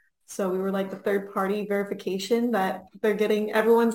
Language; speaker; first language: English; native; English